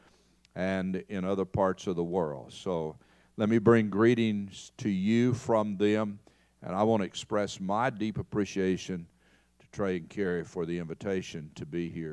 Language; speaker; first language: English; native; English